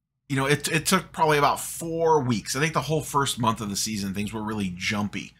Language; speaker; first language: English; native; English